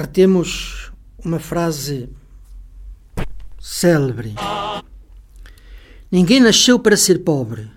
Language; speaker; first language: Portuguese; native; Portuguese